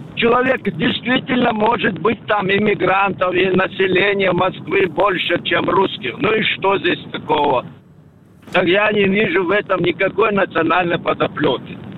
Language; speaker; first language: Russian; non-native, local second language; Chechen